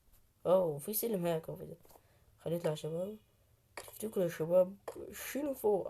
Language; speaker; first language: Arabic; native; Arabic